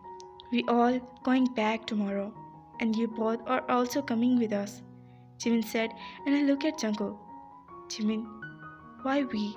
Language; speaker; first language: English; non-native, local second language; Urdu